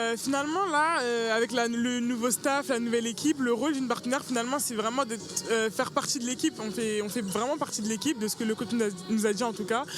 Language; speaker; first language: French; early bilingual, other home language; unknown